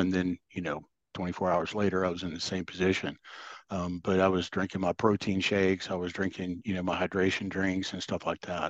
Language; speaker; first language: English; native; English